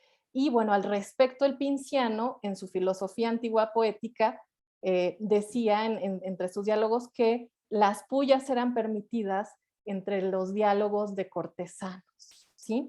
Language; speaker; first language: Spanish; native; Spanish